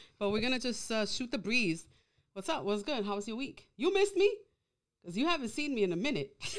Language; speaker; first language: English; early bilingual, other home language; Spanish